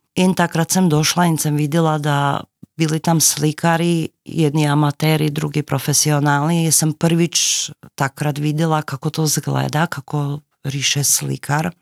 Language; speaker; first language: Slovenian; non-native, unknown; Slovak